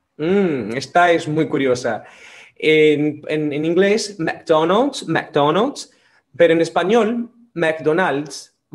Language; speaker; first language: Spanish; non-native, fluent; Portuguese